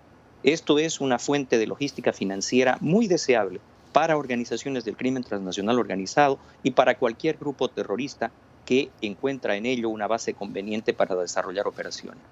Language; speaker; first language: Spanish; native; Spanish